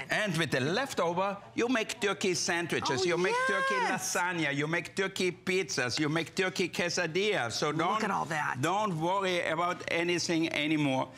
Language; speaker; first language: English; non-native, fluent; German